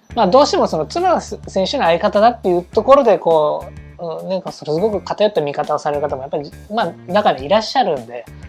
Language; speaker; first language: Japanese; native; Japanese